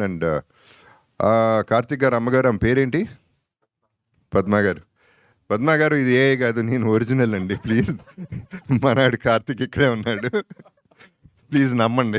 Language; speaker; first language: Telugu; native; Telugu